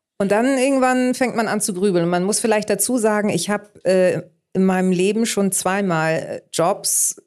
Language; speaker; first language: German; early bilingual, other home language; Greek